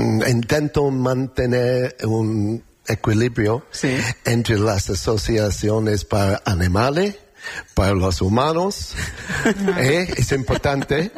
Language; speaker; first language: Spanish; non-native, learner; English